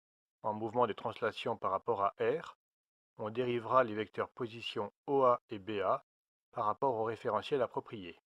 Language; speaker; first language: French; native; French